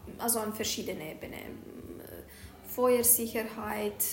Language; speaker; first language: German; non-native, fluent; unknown